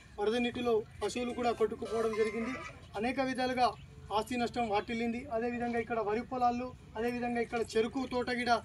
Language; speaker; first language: Telugu; non-native, local second language; Lambadi